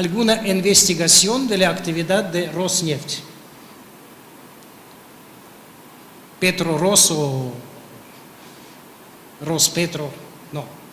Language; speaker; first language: Spanish; non-native, fluent; Russian